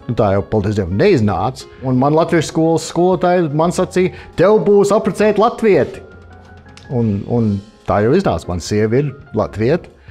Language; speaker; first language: Latvian; early bilingual, heritage; Latvian